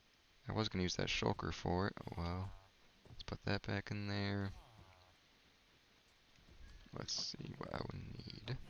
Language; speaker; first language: English; native; English